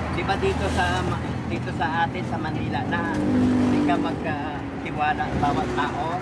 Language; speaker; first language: Filipino; non-native, local second language; Cebuano